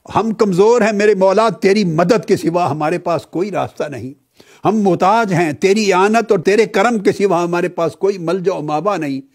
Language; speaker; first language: Urdu; native; Urdu